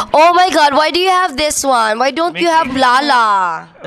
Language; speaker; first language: English; non-native, local second language; Cebuano